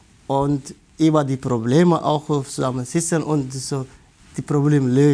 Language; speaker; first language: German; non-native, learner; Tigrinya